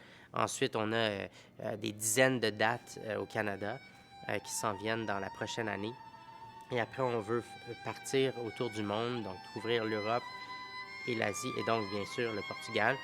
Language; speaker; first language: French; native; French